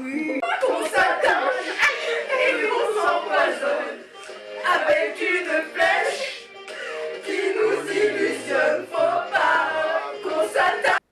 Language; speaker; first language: French; native; French